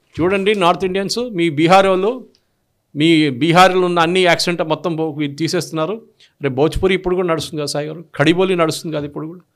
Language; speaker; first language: Telugu; non-native, local second language; Malayalam